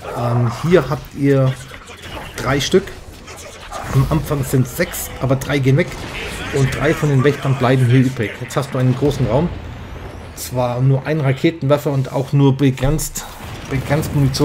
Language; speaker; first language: German; native; German